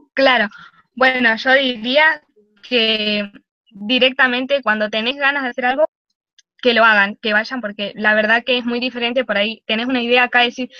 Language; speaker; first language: Spanish; native; Spanish